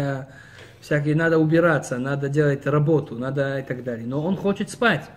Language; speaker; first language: Russian; early bilingual, heritage; Russian